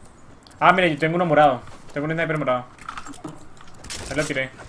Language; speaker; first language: Spanish; native; Spanish